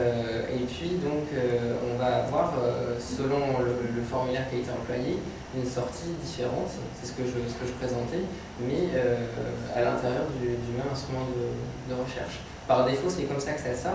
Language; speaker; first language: French; native; French